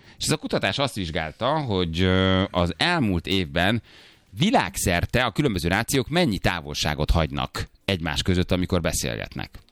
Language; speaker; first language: Hungarian; native; Hungarian